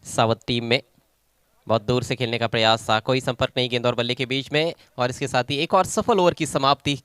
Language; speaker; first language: Hindi; non-native, local second language; Marathi